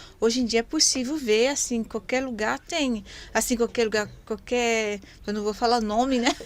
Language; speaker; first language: Portuguese; non-native, fluent; French